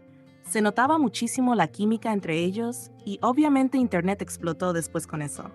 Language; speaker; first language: Spanish; native; Spanish